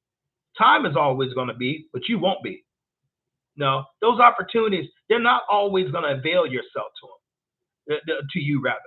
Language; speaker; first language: English; native; English